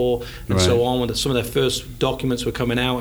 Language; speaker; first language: English; native; English